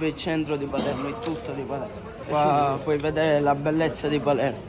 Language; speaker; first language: Italian; early bilingual, other home language; Arabic